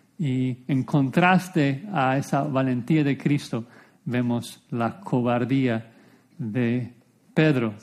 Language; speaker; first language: Spanish; non-native, fluent; English